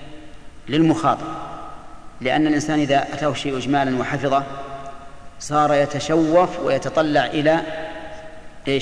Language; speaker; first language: Arabic; native; Arabic